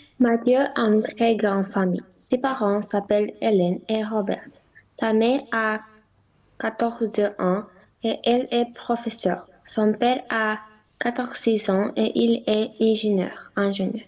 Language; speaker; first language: French; non-native, learner; Romanian